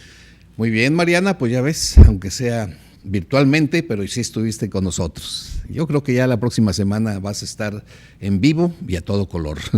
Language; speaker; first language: Spanish; native; Spanish